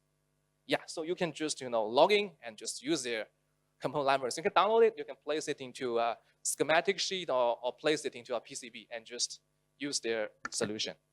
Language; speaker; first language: English; non-native, local second language; Chinese